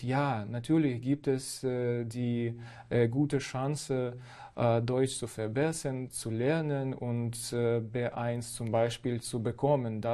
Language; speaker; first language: German; non-native, fluent; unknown